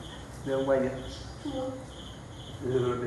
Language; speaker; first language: Vietnamese; native; Vietnamese